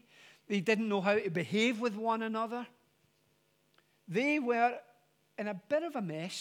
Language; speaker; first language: English; native; English